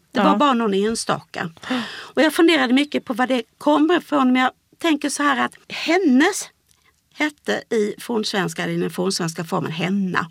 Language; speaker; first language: Swedish; native; Swedish